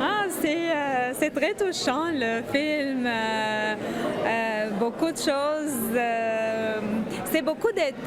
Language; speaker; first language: French; non-native, learner; Arabic